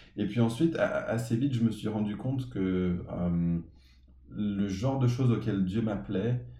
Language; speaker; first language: French; early bilingual, other home language; English